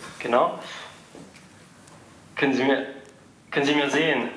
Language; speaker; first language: German; non-native, fluent; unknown